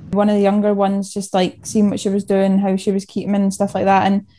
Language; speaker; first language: English; native; English